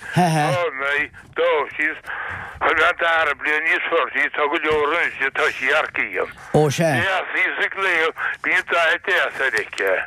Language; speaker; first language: Irish; native; Irish